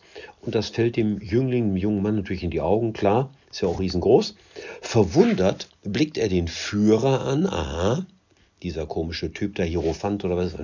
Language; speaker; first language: German; native; German